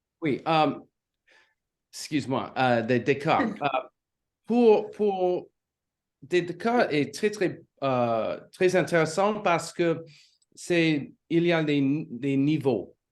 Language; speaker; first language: French; non-native, learner; English